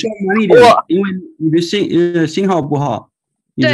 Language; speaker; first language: Chinese; non-native, fluent; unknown